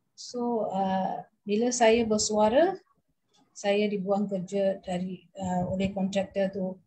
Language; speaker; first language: Malay; non-native, local second language; Tamil